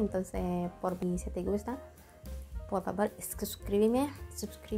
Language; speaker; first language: Spanish; non-native, learner; Indonesian